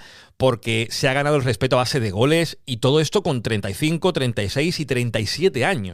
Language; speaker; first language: Spanish; native; Spanish